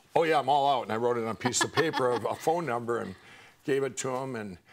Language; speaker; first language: English; native; English